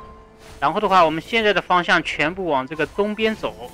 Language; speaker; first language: Chinese; native; Chinese